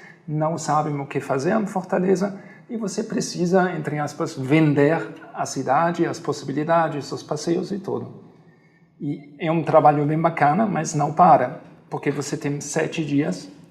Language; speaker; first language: Portuguese; non-native, fluent; German